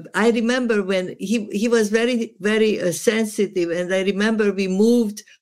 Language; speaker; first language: English; non-native, fluent; Serbian